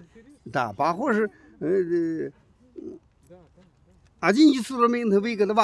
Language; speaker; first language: Russian; non-native, learner; Chinese